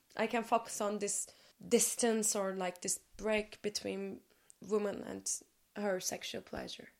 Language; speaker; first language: English; non-native, fluent; Turkish